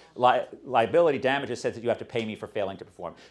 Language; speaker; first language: English; native; English